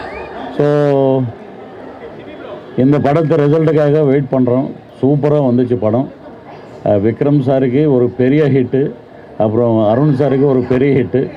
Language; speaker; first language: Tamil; non-native, local second language; Telugu